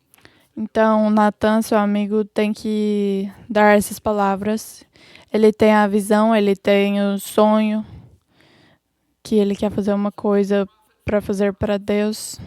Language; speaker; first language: Portuguese; non-native, fluent; English